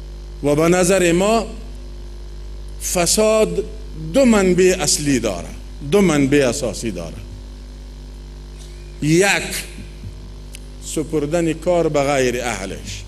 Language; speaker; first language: Persian; non-native, local second language; Pashto